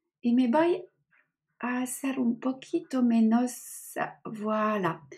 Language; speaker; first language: Spanish; non-native, learner; French